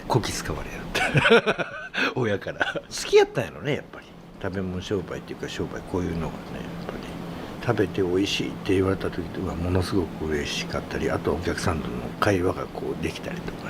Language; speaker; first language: Japanese; native; Japanese